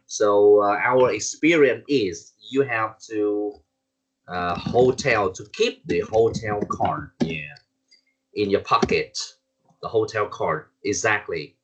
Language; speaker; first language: English; non-native, learner; Vietnamese